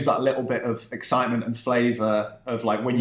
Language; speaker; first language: English; native; English